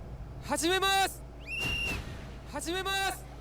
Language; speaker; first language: Japanese; non-native, learner; Korean